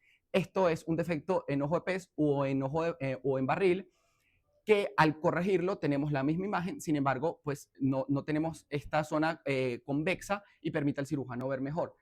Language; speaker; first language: Spanish; native; Spanish